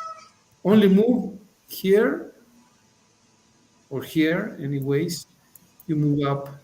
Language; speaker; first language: English; non-native, fluent; Spanish